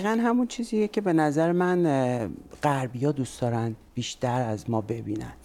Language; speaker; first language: Persian; native; Persian